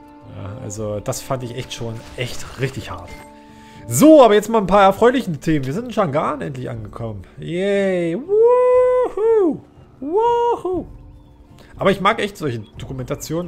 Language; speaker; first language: German; native; German